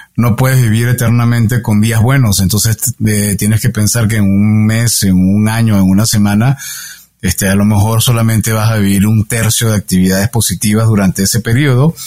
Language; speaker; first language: Spanish; native; Spanish